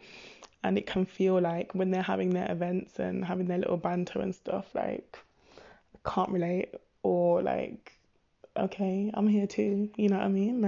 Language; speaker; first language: English; native; English